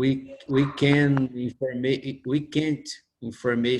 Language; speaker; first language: English; non-native, learner; Portuguese